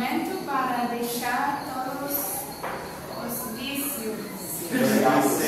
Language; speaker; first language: Portuguese; non-native, learner; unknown